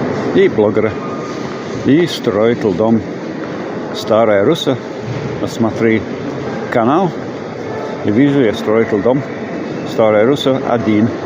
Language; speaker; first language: Russian; non-native, learner; English